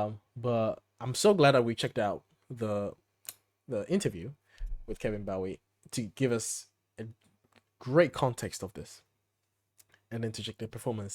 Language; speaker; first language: English; native; English